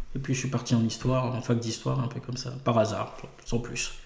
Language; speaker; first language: French; non-native, local second language; Ewe